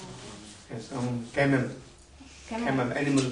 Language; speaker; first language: English; non-native, learner; Tibetan